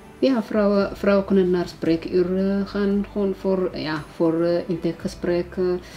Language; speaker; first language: Dutch; non-native, learner; Tigrinya